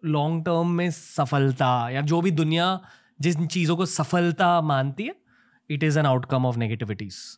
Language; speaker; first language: Hindi; native; Hindi